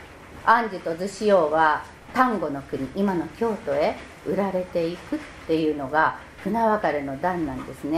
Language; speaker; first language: Japanese; native; Japanese